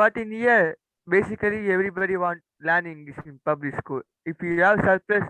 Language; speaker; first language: English; non-native, learner; Tamil